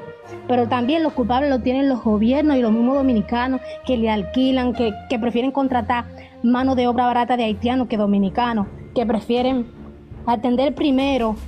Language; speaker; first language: Spanish; native; Spanish